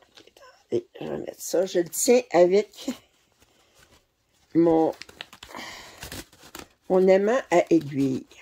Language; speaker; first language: French; native; French